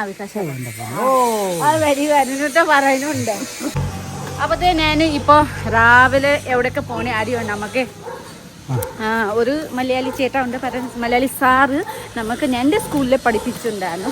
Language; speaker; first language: Malayalam; non-native, learner; Nepali